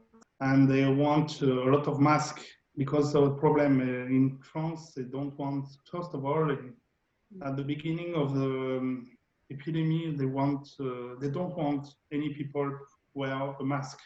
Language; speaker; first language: English; non-native, learner; French